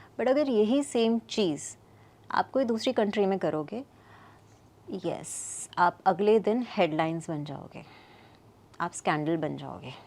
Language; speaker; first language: Hindi; native; Hindi